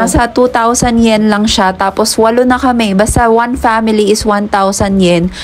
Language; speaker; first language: Filipino; native; Filipino